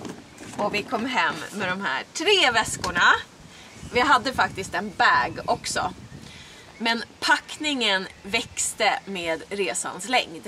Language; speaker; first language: Swedish; native; Swedish